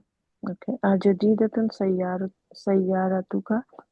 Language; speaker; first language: Arabic; non-native, learner; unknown